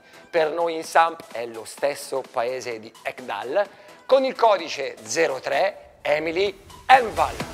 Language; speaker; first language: Italian; native; Italian